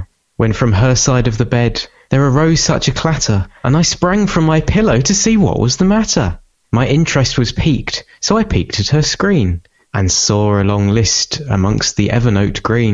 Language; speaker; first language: English; native; English